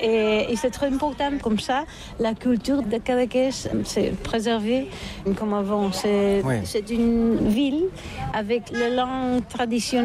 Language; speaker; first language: French; non-native, learner; Catalan